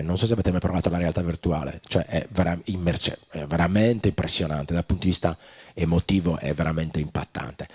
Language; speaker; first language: Italian; native; Italian